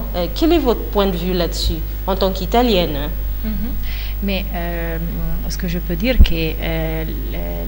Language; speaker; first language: French; non-native, fluent; Italian